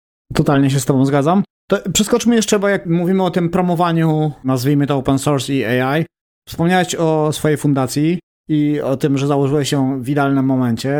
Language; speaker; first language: Polish; native; Polish